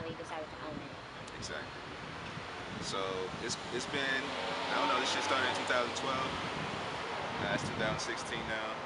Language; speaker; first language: English; native; English